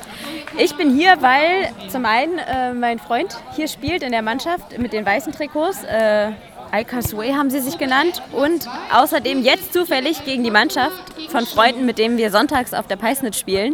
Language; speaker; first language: German; native; German